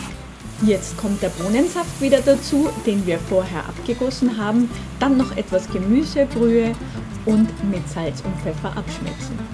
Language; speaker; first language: German; native; German